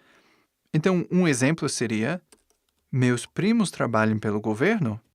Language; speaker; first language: Portuguese; non-native, fluent; English